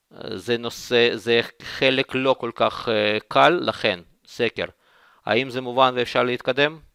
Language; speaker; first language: Hebrew; non-native, fluent; Russian